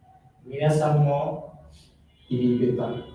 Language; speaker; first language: Japanese; non-native, learner; Bangla